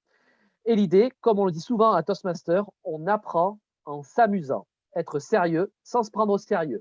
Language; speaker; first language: French; native; French